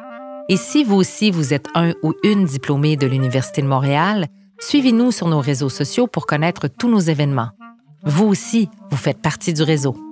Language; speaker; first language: French; native; French